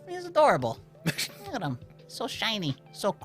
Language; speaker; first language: English; native; English